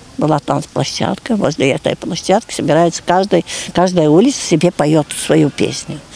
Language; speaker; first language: Russian; non-native, local second language; Bulgarian